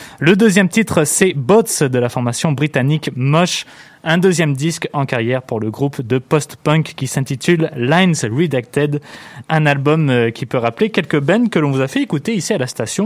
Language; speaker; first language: French; native; French